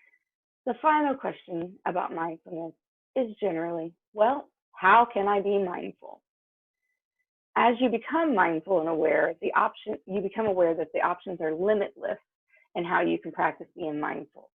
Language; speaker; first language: English; native; English